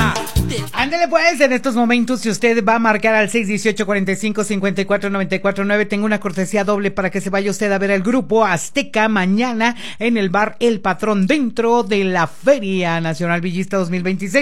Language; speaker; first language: Spanish; native; Spanish